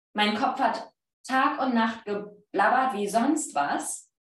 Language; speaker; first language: German; non-native, fluent; Polish